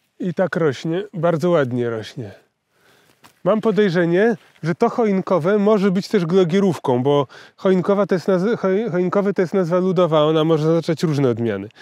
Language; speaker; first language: Polish; native; Polish